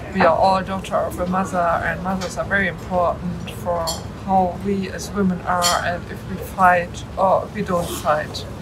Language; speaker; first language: English; non-native, fluent; German